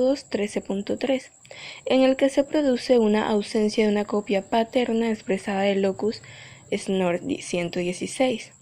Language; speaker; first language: Spanish; native; Spanish